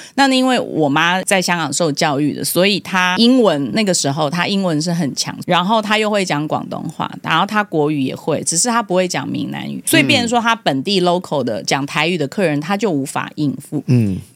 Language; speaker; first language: Chinese; native; Chinese